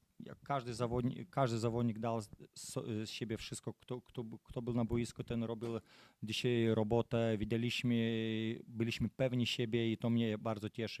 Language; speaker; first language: Polish; non-native, fluent; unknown